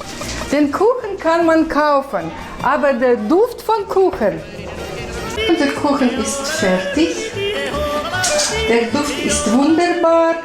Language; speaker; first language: German; non-native, learner; Russian